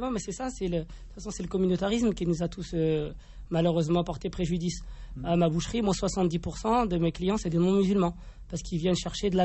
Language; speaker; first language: French; native; French